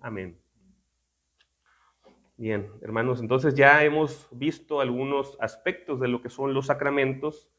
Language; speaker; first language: Spanish; native; Spanish